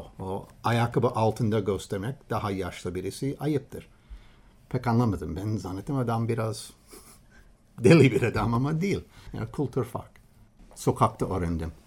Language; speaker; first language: Turkish; non-native, learner; English